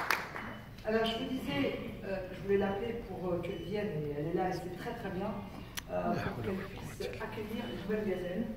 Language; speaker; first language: French; native; French